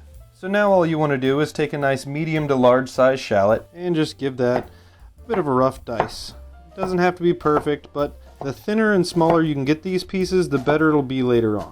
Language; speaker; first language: English; native; English